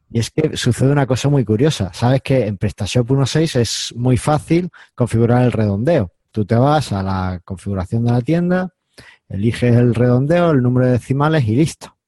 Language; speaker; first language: Spanish; native; Spanish